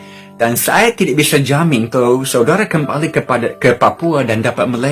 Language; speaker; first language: Indonesian; non-native, fluent; English